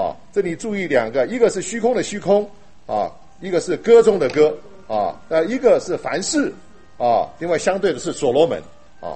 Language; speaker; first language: Chinese; native; Chinese